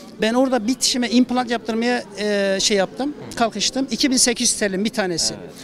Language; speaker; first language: Turkish; native; Turkish